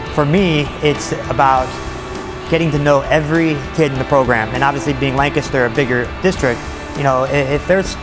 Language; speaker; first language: English; native; English